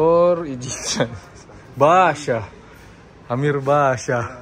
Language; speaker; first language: English; non-native, local second language; Filipino